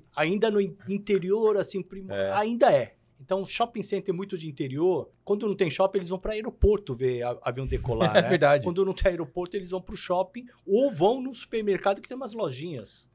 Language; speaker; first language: Portuguese; early bilingual, other home language; Korean